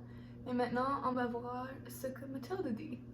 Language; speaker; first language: French; non-native, learner; English